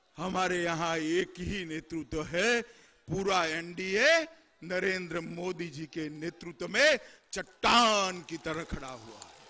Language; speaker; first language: Hindi; non-native, local second language; Gujarati